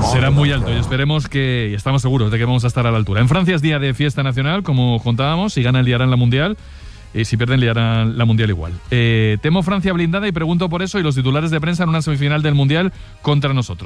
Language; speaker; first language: Spanish; native; Spanish